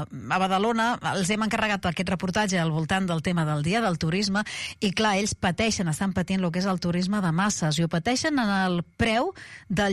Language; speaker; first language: Catalan; native; Catalan